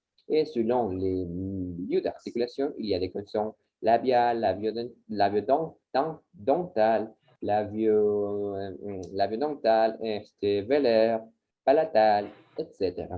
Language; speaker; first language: French; non-native, learner; Spanish